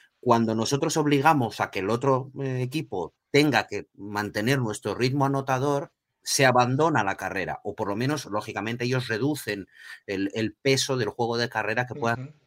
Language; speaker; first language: Spanish; early bilingual, other home language; Portuguese